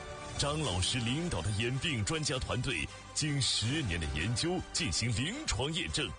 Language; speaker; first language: Chinese; native; Chinese